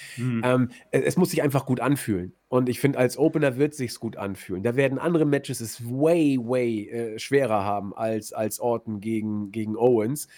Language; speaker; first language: German; native; German